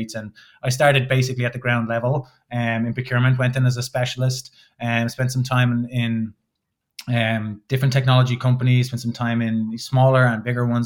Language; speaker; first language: English; native; English